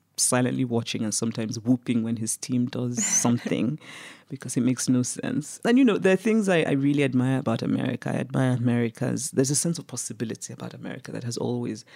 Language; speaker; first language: English; non-native, local second language; Igbo